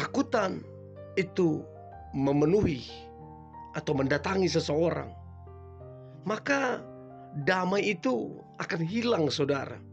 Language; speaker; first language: Indonesian; native; Indonesian